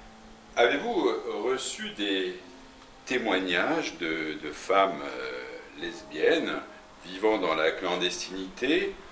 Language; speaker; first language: French; native; French